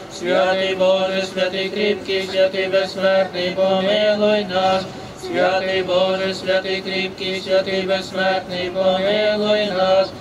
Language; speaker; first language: Ukrainian; native; Ukrainian